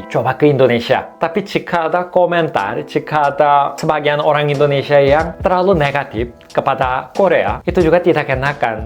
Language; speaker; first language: Indonesian; non-native, fluent; Korean